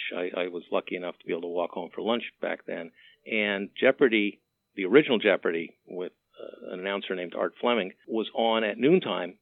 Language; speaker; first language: English; native; English